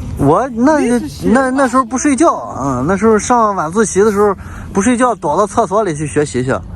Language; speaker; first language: Chinese; native; Chinese